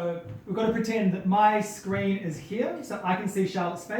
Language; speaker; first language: English; native; English